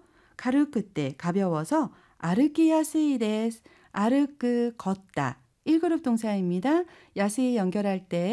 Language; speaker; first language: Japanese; non-native, fluent; Korean